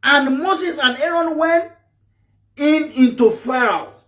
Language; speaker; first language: English; non-native, local second language; Yoruba